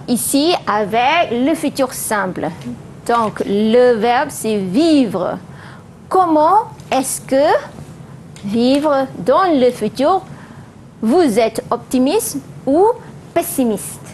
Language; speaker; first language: French; non-native, fluent; Malay